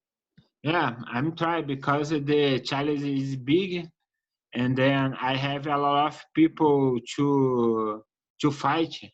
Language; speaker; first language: English; non-native, learner; Portuguese